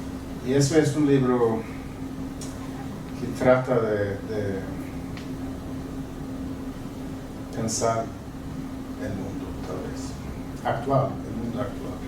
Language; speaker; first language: Spanish; non-native, fluent; Swedish